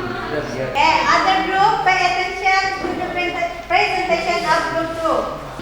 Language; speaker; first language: English; non-native, learner; Indonesian